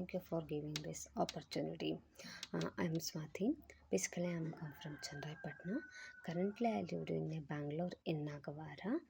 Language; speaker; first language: English; non-native, learner; Kannada